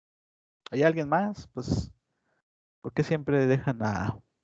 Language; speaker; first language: Spanish; native; Spanish